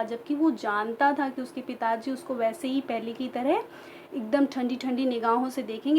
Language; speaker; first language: Hindi; native; Hindi